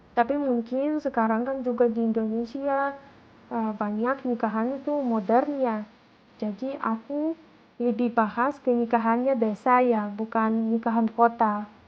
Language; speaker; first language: Indonesian; non-native, fluent; Russian